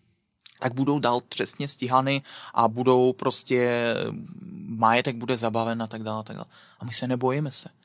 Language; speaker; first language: Czech; non-native, fluent; Belarusian